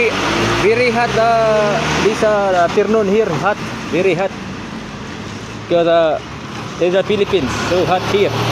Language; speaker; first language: English; non-native, local second language; Cebuano